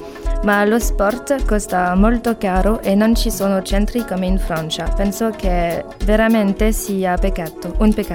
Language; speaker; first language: Italian; non-native, learner; French